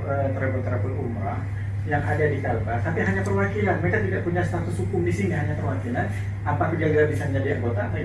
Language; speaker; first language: Indonesian; native; Indonesian